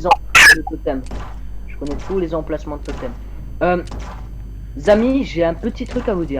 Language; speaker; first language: French; native; French